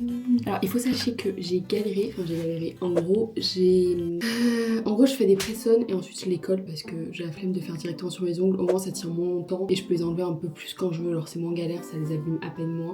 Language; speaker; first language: French; native; French